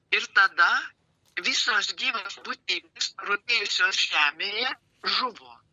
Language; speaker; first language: Lithuanian; native; Lithuanian